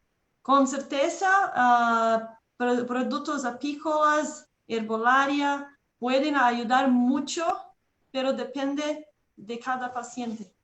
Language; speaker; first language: Spanish; non-native, learner; Portuguese